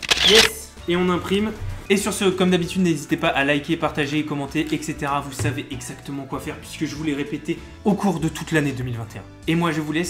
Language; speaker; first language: French; native; French